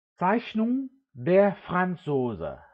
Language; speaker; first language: German; non-native, fluent; Indonesian